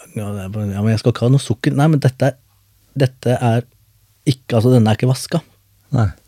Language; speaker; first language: Norwegian; early bilingual, other home language; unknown